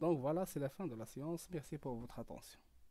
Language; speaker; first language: French; non-native, learner; Arabic